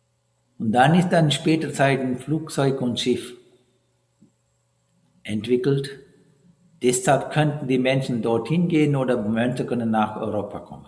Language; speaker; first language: German; non-native, fluent; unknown